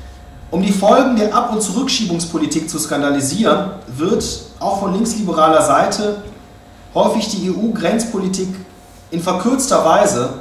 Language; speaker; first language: German; native; German